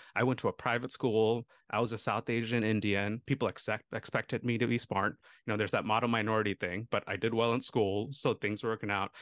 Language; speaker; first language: English; early bilingual, other home language; Tamil